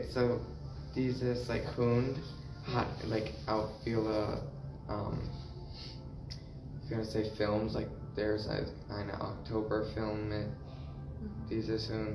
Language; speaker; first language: German; non-native, learner; English